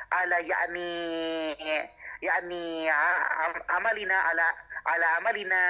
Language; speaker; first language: Arabic; non-native, learner; Indonesian